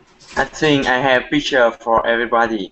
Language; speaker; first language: English; non-native, learner; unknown